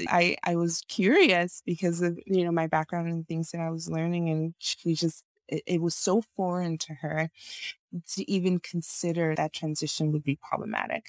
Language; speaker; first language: English; non-native, local second language; Yoruba